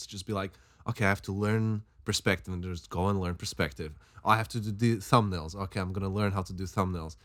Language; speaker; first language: English; non-native, fluent; Slovak